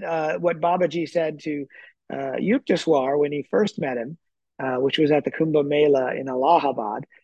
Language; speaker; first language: English; native; English